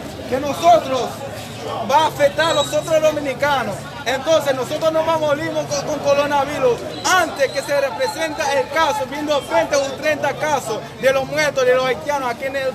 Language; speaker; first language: Spanish; non-native, learner; Haitian Creole